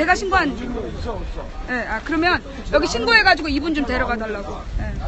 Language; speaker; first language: Korean; native; Korean